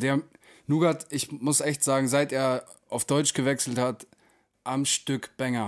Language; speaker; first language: German; native; German